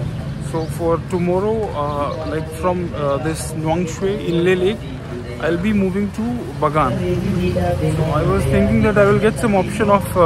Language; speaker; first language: English; non-native, local second language; Hindi